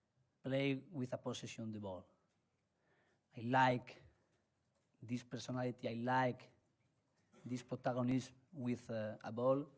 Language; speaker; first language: English; non-native, learner; Spanish